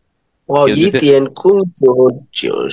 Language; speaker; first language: Chinese; non-native, learner; Bangla